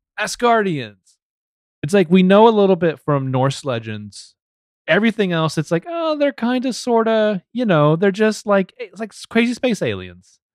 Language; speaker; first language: English; native; English